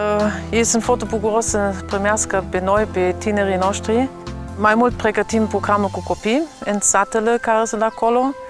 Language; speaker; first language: Romanian; non-native, learner; German